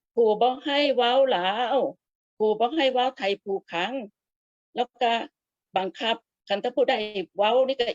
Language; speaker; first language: Thai; non-native, local second language; Lao